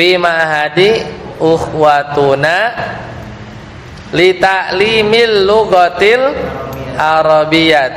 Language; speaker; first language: Arabic; non-native, fluent; Indonesian